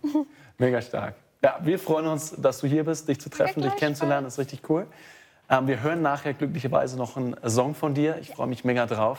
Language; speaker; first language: German; native; German